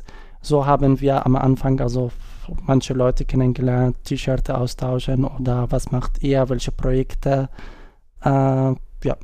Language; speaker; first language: German; non-native, learner; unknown